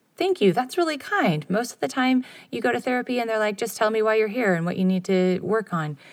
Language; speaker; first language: English; native; English